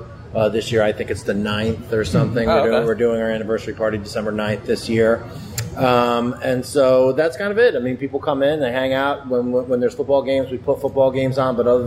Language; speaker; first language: English; native; English